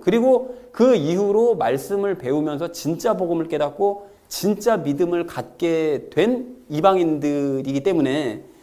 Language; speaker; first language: Korean; native; Korean